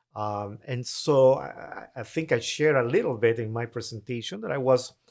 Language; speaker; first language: English; non-native, fluent; Spanish